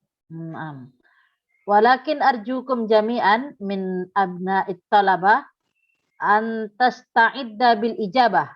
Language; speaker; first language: Arabic; non-native, fluent; Indonesian